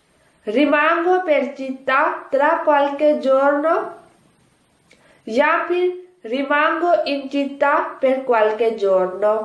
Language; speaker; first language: Italian; non-native, fluent; Urdu